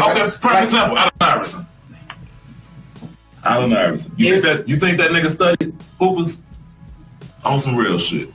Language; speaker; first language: English; native; English